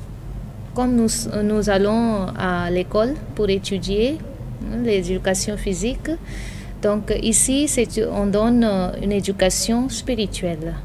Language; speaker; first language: French; non-native, fluent; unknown